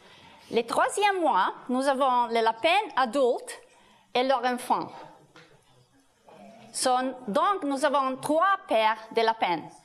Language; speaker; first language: French; non-native, learner; Italian